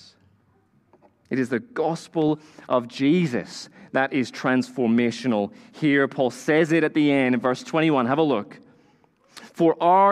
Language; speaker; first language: English; native; English